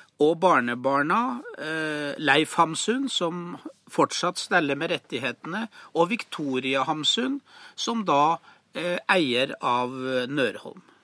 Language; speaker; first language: Norwegian; native; Norwegian